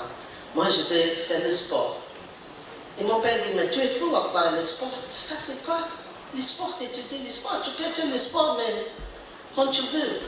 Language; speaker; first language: French; non-native, learner; Portuguese